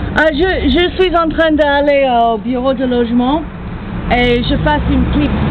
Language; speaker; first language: French; non-native, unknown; English